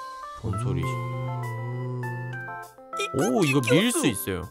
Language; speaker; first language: Korean; native; Korean